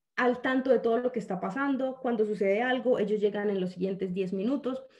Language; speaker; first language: Spanish; native; Spanish